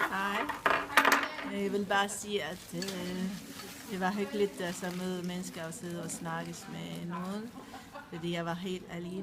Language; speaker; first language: Danish; non-native, learner; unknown